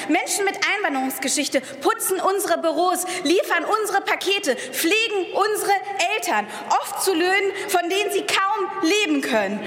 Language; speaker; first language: German; early bilingual, other home language; Persian